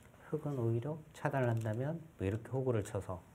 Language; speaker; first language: Korean; native; Korean